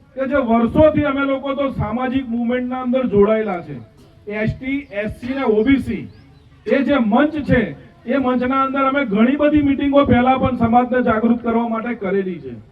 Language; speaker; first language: Gujarati; native; Gujarati